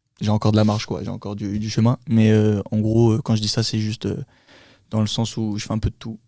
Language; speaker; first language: French; early bilingual, other home language; Turkish